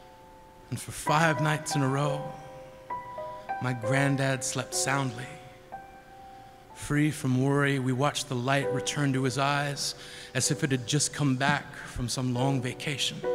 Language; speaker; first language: English; native; English